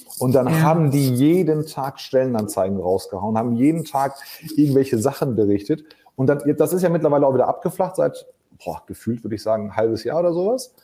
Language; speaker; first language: German; native; German